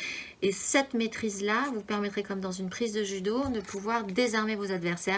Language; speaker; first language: French; native; French